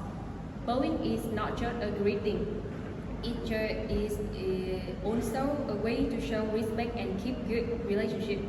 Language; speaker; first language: English; non-native, learner; Vietnamese